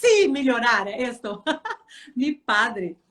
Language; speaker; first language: Spanish; non-native, fluent; Portuguese